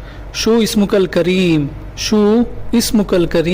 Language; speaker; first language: Arabic; non-native, learner; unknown